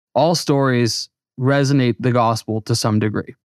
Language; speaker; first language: English; native; English